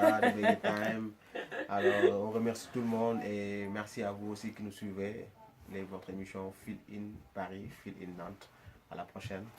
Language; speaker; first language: French; non-native, local second language; Wolof